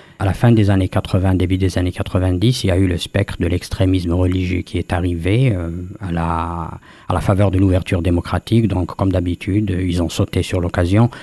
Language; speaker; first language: French; non-native, local second language; Kabyle